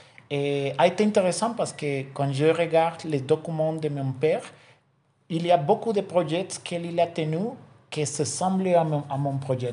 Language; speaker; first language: French; non-native, learner; Spanish